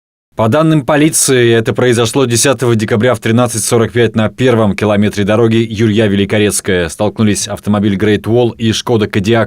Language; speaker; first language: Russian; native; Russian